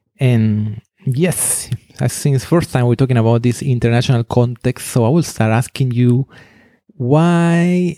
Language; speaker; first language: English; non-native, fluent; Spanish